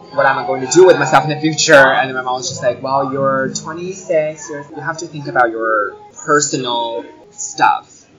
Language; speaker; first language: English; non-native, fluent; Chinese